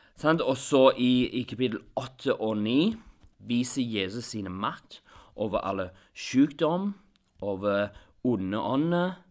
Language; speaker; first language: Norwegian; non-native, fluent; English